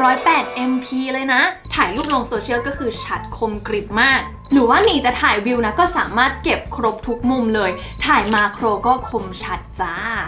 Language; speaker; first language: Thai; native; Thai